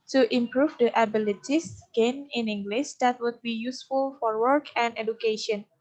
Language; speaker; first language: English; non-native, learner; Indonesian